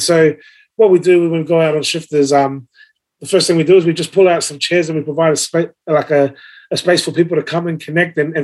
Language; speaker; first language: English; native; English